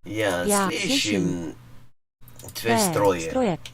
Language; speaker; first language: Czech; non-native, learner; English